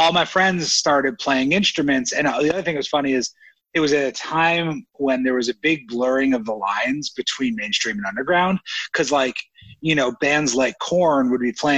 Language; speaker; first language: English; native; English